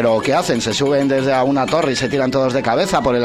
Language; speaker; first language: Spanish; native; Spanish